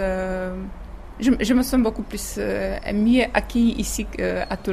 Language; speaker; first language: French; non-native, fluent; Czech